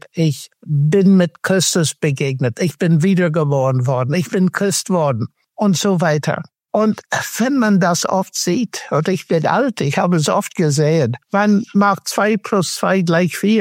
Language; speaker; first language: German; non-native, fluent; English